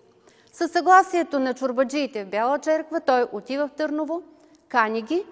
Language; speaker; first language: Bulgarian; native; Bulgarian